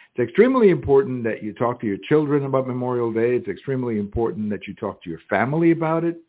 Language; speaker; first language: English; early bilingual, other home language; Spanish